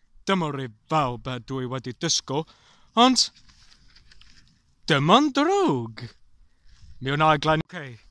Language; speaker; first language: Welsh; non-native, learner; English